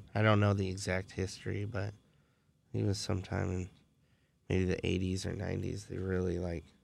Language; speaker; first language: English; native; English